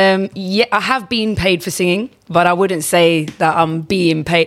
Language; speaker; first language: English; native; English